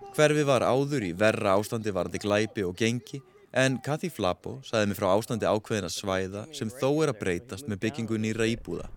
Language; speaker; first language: Icelandic; native; Icelandic